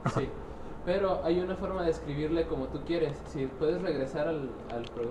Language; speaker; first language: Spanish; native; Spanish